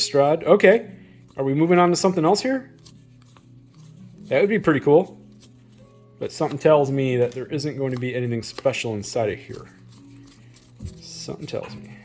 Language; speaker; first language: English; native; English